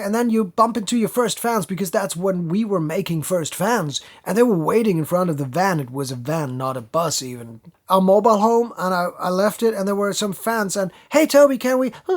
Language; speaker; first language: English; non-native, fluent; German